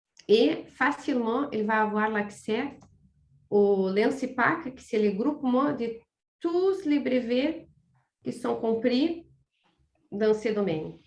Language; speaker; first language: French; non-native, fluent; Portuguese